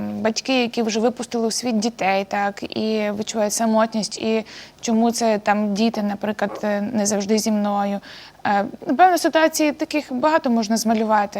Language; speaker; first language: Ukrainian; native; Ukrainian